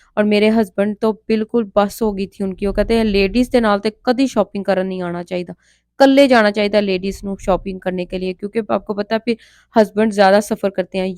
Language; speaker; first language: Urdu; non-native, local second language; Punjabi